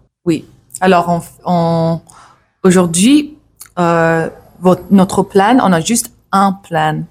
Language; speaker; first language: French; non-native, learner; English